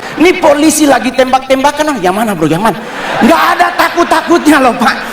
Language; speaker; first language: Indonesian; native; Indonesian